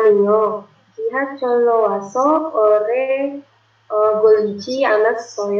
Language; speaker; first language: Korean; non-native, learner; Indonesian